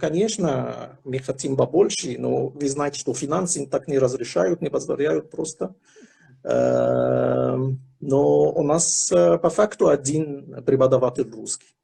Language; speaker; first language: Russian; non-native, fluent; Arabic